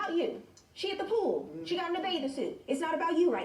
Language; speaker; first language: English; native; English